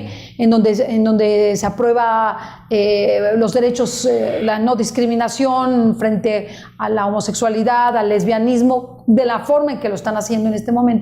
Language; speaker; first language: Spanish; native; Spanish